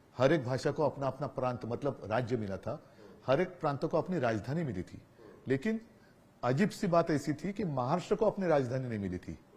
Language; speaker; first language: Hindi; non-native, local second language; Marathi